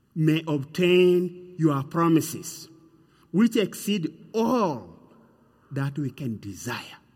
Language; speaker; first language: English; non-native, fluent; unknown